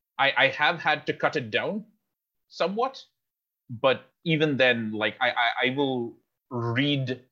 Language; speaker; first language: English; non-native, local second language; Bangla